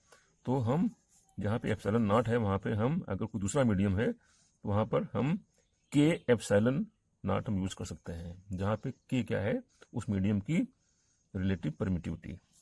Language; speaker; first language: Hindi; native; Hindi